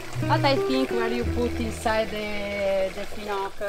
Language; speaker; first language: English; non-native, learner; Italian